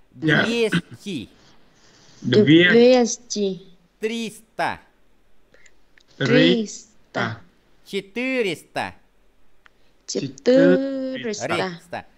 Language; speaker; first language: Russian; non-native, fluent; Vietnamese